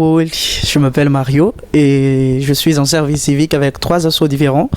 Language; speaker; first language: French; native; French